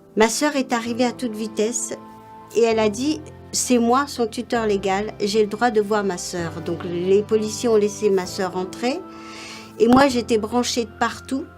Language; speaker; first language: French; non-native, local second language; Morisyen